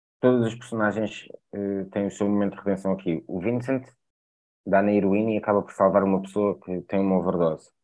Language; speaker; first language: Portuguese; native; Portuguese